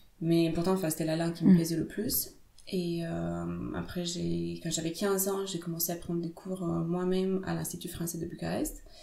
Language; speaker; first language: French; non-native, fluent; Romanian